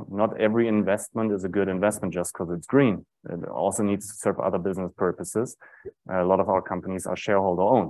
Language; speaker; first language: English; non-native, fluent; German